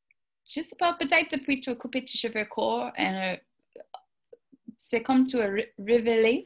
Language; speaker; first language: French; non-native, learner; English